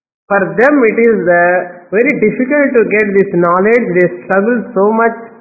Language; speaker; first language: English; non-native, local second language; Tamil